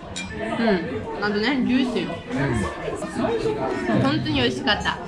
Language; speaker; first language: Japanese; non-native, learner; Ukrainian